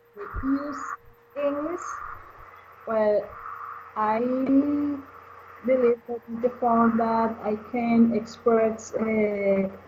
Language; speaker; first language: English; non-native, learner; Spanish